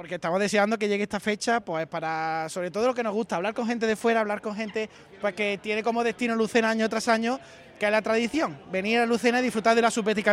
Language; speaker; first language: Spanish; native; Spanish